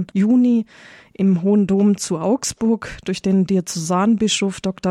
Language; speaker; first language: German; native; German